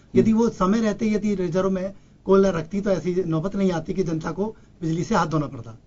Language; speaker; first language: Hindi; native; Hindi